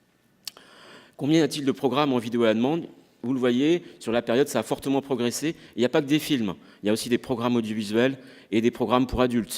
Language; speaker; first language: French; native; French